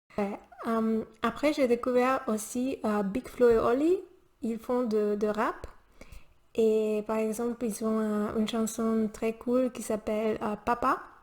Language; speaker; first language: French; non-native, learner; Spanish